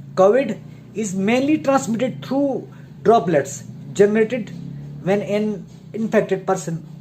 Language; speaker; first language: English; non-native, local second language; Hindi